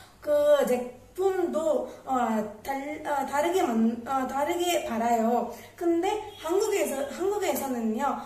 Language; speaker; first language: Korean; non-native, learner; Tamil